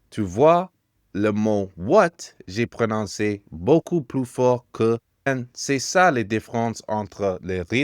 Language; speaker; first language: French; non-native, fluent; English